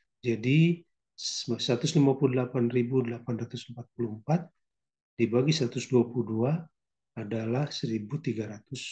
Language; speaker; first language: Indonesian; native; Indonesian